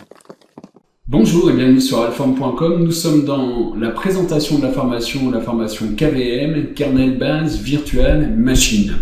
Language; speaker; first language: French; native; French